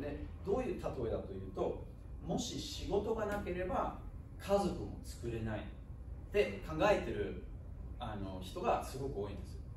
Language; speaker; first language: Japanese; non-native, fluent; German